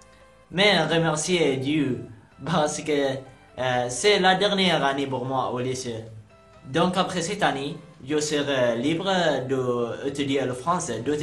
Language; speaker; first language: French; non-native, learner; Arabic